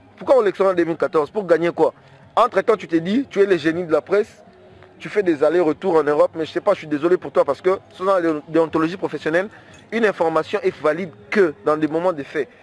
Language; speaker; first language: French; non-native, local second language; Lingala